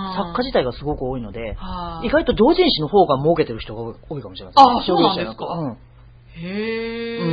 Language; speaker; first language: Japanese; native; Japanese